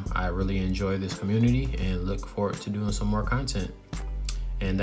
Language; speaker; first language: English; native; English